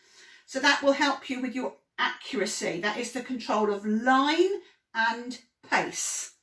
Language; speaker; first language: English; native; English